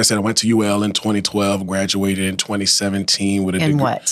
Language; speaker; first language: English; native; English